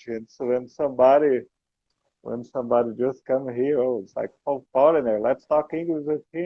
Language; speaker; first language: English; non-native, learner; Portuguese